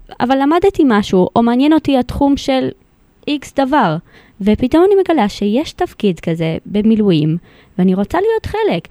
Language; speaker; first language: Hebrew; non-native, fluent; Spanish